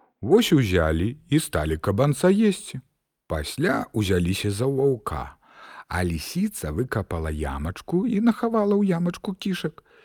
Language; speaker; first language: Belarusian; native; Belarusian